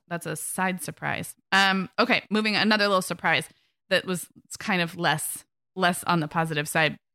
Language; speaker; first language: English; native; English